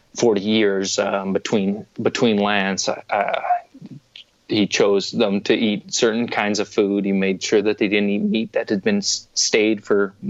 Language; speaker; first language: English; native; English